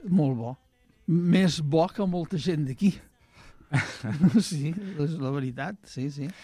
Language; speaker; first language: Catalan; native; Catalan